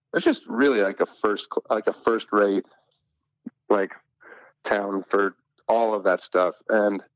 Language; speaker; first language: English; native; English